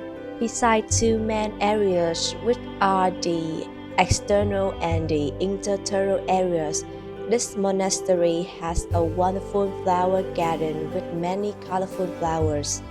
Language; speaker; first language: English; non-native, learner; Vietnamese